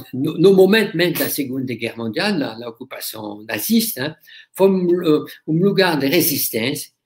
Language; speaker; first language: Portuguese; non-native, fluent; French